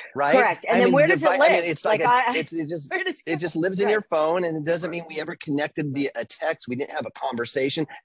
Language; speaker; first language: English; native; English